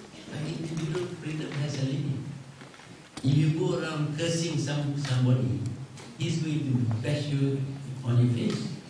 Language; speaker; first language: English; non-native, local second language; Malay